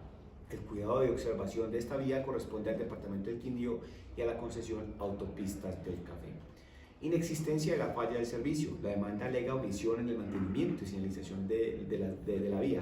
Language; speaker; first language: Spanish; native; Spanish